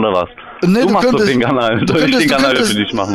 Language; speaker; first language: German; native; German